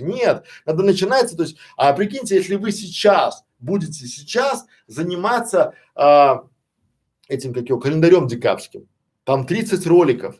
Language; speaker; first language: Russian; native; Russian